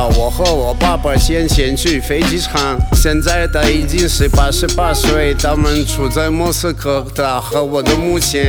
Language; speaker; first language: Chinese; non-native, learner; Russian